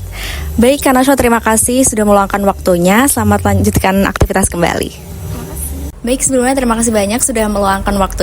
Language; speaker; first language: Indonesian; native; Indonesian